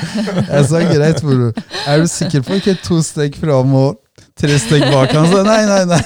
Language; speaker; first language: Norwegian; non-native, fluent; Persian